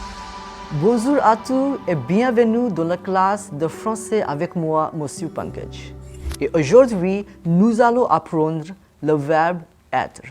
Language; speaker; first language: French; non-native, fluent; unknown